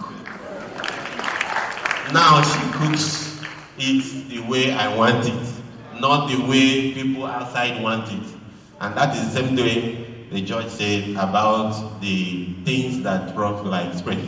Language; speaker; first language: English; non-native, local second language; Igbo